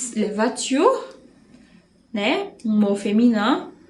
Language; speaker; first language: French; non-native, fluent; Portuguese